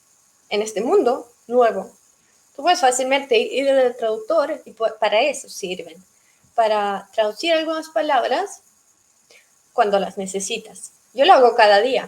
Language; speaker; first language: Spanish; non-native, fluent; Russian